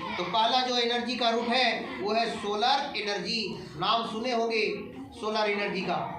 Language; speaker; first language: Hindi; native; Hindi